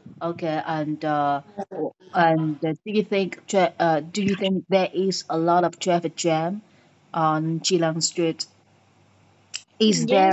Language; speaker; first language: English; non-native, fluent; Vietnamese